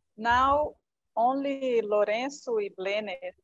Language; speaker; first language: English; non-native, fluent; Portuguese